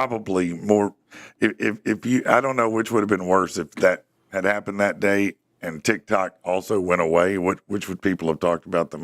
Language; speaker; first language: English; native; English